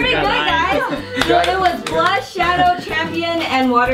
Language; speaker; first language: English; native; English